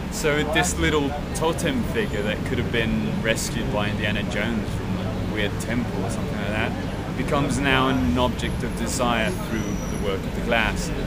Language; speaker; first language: English; non-native, fluent; Spanish